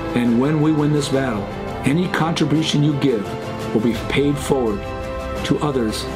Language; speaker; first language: English; native; English